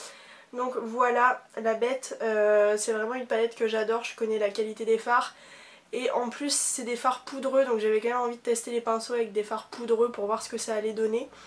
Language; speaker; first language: French; native; French